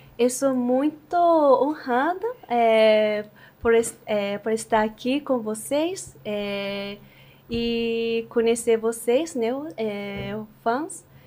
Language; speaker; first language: Portuguese; non-native, learner; Japanese